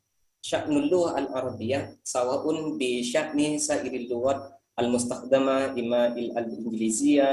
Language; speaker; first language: Arabic; non-native, fluent; Indonesian